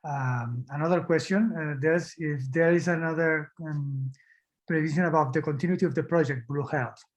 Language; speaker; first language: English; non-native, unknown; Catalan